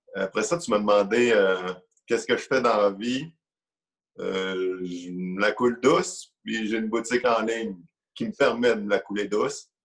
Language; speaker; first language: French; native; French